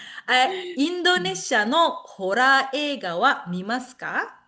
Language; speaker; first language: Japanese; non-native, fluent; Indonesian